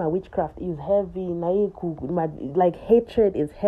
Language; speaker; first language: English; native; English